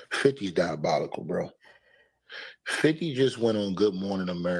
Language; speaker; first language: English; native; English